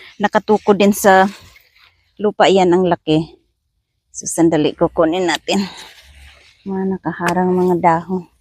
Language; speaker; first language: Filipino; non-native, local second language; Masbatenyo